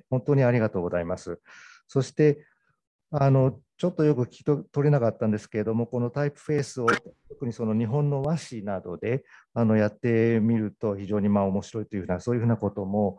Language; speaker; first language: Japanese; native; Japanese